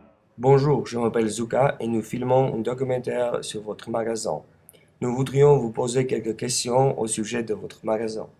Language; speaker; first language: French; non-native, fluent; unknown